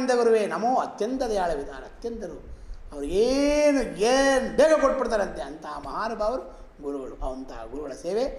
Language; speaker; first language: Kannada; native; Kannada